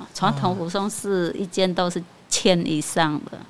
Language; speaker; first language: Chinese; non-native, fluent; Khmer